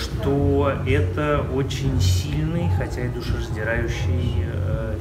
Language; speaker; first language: Russian; native; Russian